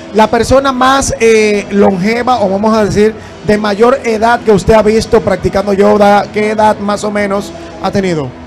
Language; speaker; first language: Spanish; native; Spanish